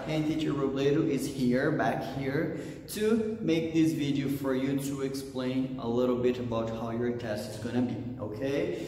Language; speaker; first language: English; non-native, fluent; Portuguese